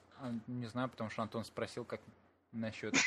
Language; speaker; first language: Russian; native; Russian